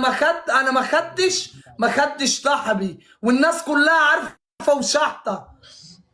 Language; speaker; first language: Arabic; native; Arabic